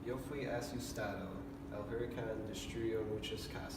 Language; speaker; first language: Spanish; non-native, learner; English